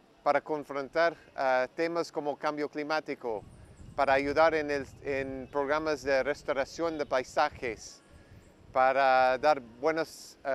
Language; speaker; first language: Spanish; non-native, fluent; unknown